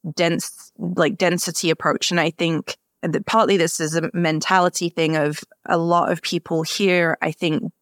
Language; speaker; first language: English; native; English